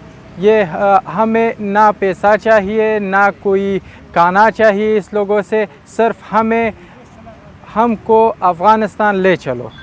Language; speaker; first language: Hindi; non-native, fluent; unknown